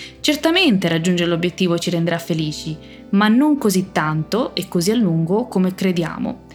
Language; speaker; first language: Italian; native; Italian